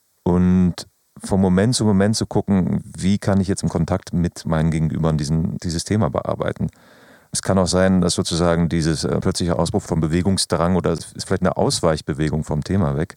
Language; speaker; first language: German; native; German